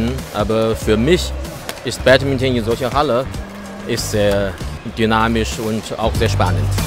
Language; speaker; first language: German; non-native, learner; Chinese